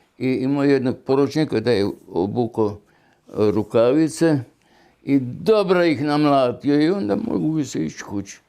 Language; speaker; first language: Bosnian; non-native, local second language; German